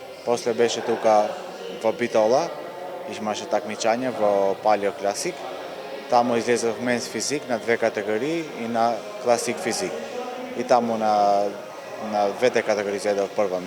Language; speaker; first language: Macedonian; non-native, local second language; Albanian